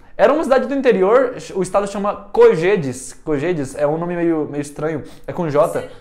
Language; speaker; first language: Portuguese; early bilingual, heritage; Portuguese